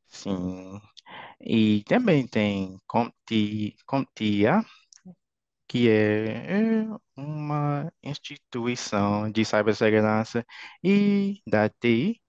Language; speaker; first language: Portuguese; non-native, fluent; English